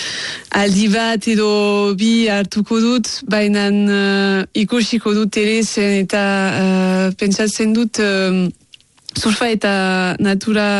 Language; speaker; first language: Basque; non-native, local second language; French